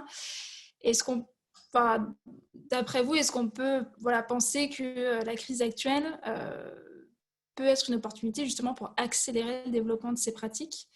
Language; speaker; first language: French; native; French